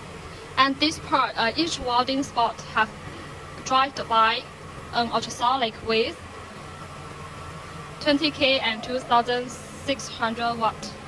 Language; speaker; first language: English; non-native, learner; Chinese